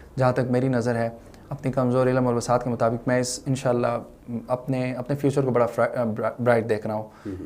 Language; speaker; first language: Urdu; non-native, local second language; Shina